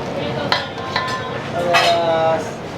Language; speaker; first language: Japanese; native; Japanese